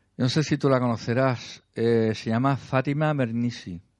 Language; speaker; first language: Spanish; native; Spanish